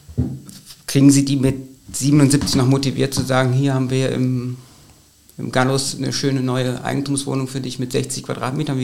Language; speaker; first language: German; native; German